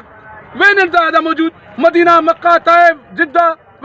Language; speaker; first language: Arabic; non-native, learner; Sindhi